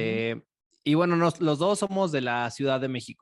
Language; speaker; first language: Spanish; native; Spanish